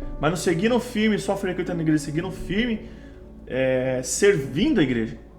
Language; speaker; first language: Portuguese; native; Portuguese